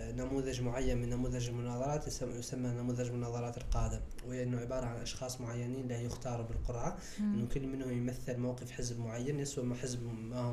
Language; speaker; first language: Arabic; native; Arabic